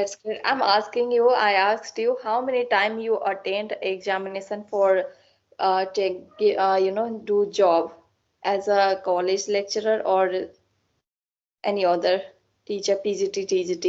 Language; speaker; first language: English; non-native, learner; Assamese